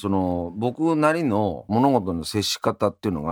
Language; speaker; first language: Japanese; native; Japanese